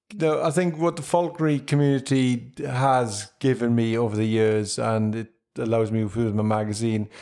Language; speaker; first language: English; native; English